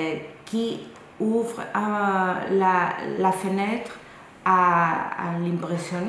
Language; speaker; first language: French; non-native, fluent; Spanish